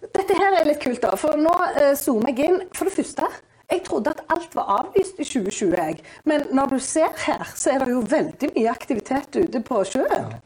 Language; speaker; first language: Norwegian; native; Norwegian